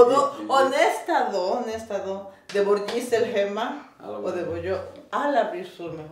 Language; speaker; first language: Swedish; non-native, learner; Spanish